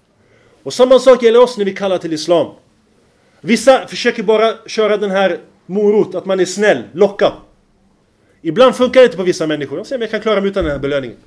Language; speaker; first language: Swedish; non-native, fluent; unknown